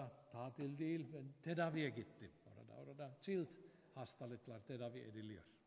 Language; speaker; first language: Turkish; non-native, fluent; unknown